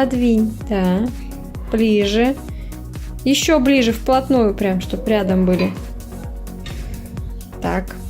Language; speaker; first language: Russian; native; Russian